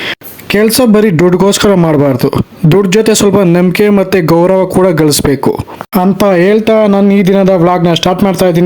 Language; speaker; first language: Kannada; native; Kannada